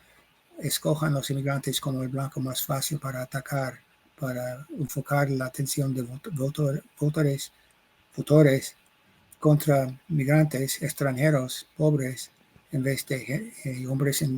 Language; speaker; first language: Spanish; non-native, fluent; English